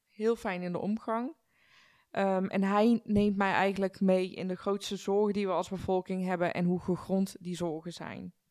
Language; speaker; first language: Dutch; early bilingual, other home language; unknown